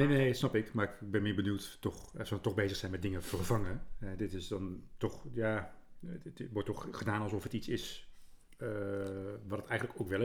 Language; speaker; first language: Dutch; native; Dutch